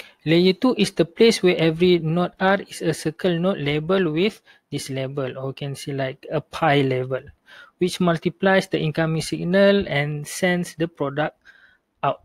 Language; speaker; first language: English; non-native, local second language; Malay